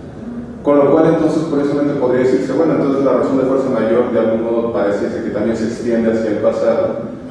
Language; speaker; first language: Spanish; native; Spanish